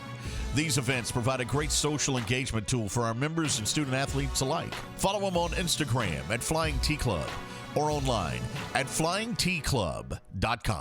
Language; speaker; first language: English; native; English